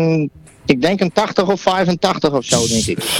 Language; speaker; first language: Dutch; native; Dutch